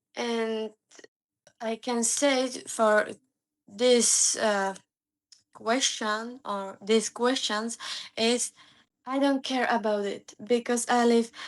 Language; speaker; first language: English; non-native, learner; Slovak